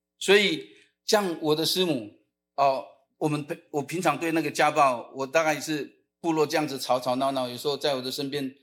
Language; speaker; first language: Chinese; non-native, local second language; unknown